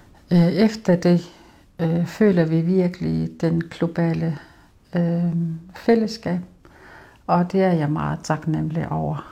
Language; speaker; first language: Danish; non-native, local second language; Kalaallisut